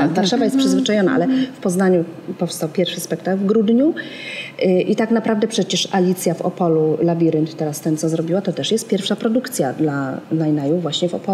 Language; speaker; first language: Polish; native; Polish